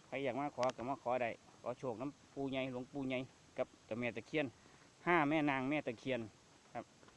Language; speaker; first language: Thai; native; Thai